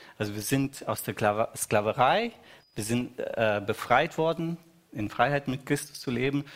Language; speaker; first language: German; non-native, fluent; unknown